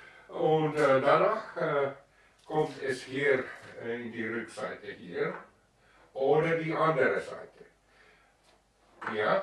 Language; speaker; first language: German; non-native, learner; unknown